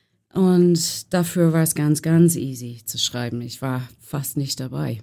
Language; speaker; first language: German; non-native, learner; English